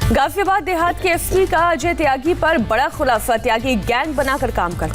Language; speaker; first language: Hindi; native; Hindi